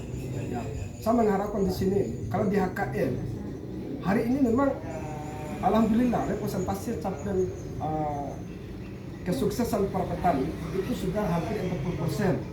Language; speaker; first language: Indonesian; non-native, local second language; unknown